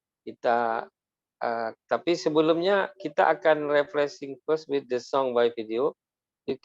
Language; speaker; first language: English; non-native, learner; Malay